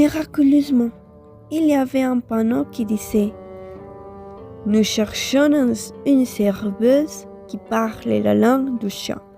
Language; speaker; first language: French; non-native, fluent; Spanish